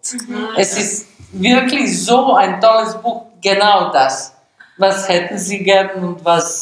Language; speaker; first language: German; non-native, fluent; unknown